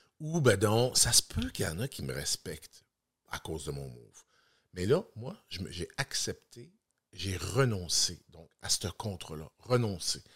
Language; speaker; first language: French; native; French